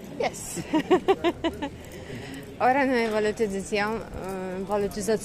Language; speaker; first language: Italian; non-native, learner; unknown